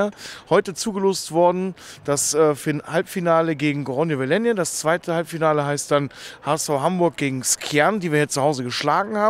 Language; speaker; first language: German; native; German